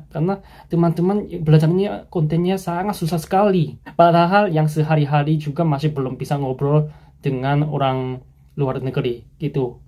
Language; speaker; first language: Indonesian; non-native, fluent; Korean